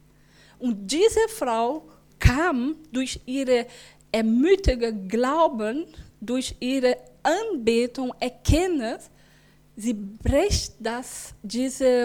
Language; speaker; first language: German; non-native, learner; Portuguese